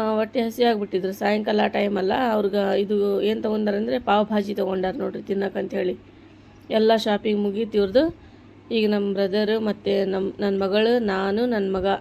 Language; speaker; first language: Kannada; native; Kannada